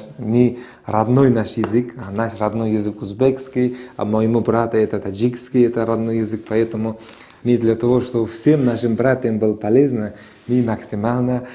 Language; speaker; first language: Russian; non-native, local second language; Uzbek